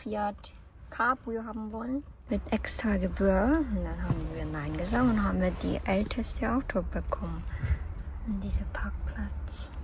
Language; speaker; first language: German; non-native, learner; Korean